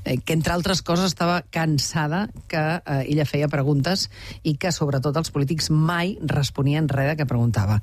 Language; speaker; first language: Catalan; native; Catalan